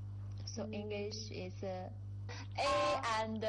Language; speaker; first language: English; non-native, fluent; Chinese